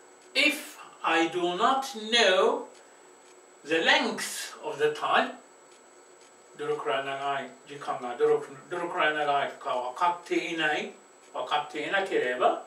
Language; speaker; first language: Japanese; non-native, fluent; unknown